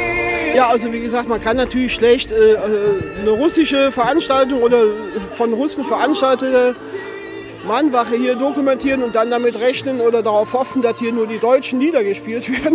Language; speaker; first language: German; native; German